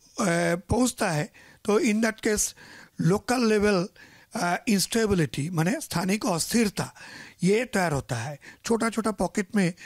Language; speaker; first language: Hindi; non-native, local second language; Marathi